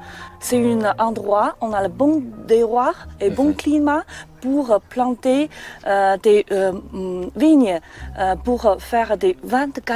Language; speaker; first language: French; non-native, fluent; Chinese